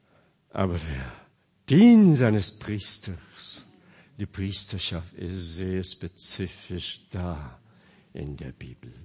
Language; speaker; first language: German; non-native, fluent; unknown